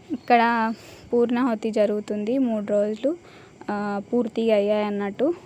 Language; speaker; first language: Telugu; non-native, local second language; Marathi